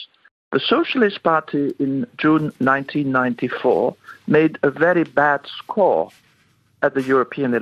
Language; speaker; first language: English; non-native, fluent; French